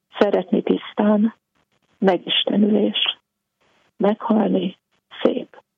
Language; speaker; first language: Hungarian; native; Hungarian